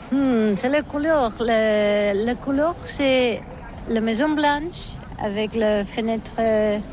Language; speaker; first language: French; non-native, learner; Catalan